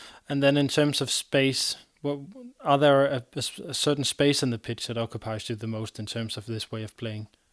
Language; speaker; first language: English; non-native, fluent; Danish